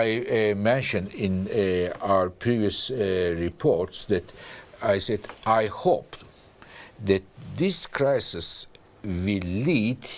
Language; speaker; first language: English; non-native, fluent; Turkish